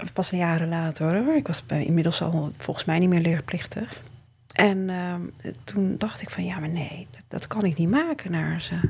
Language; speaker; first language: Dutch; early bilingual, other home language; Riffian